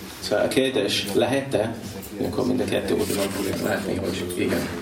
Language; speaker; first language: Hungarian; non-native, learner; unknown